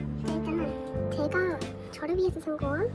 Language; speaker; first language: Korean; native; Korean